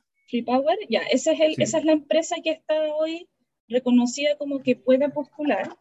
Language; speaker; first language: Spanish; native; Spanish